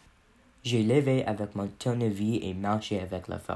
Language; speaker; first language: French; non-native, learner; English